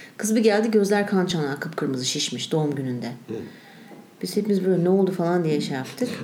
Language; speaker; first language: Turkish; native; Turkish